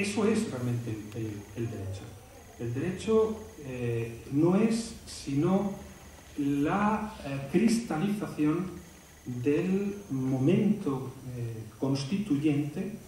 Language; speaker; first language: Spanish; native; Spanish